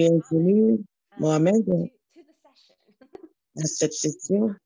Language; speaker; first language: French; non-native, learner; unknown